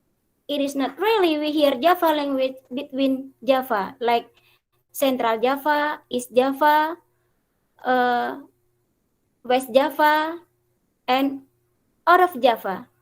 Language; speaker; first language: English; non-native, fluent; Indonesian